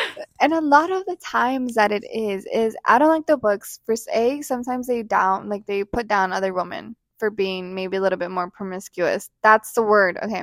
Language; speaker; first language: English; non-native, fluent; Spanish